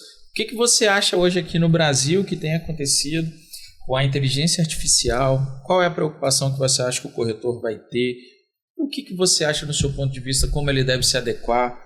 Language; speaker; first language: Portuguese; native; Portuguese